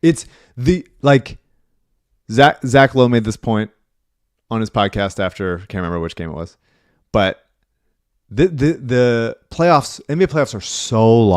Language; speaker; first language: English; native; English